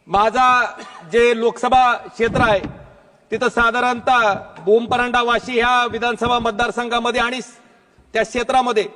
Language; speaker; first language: Marathi; native; Marathi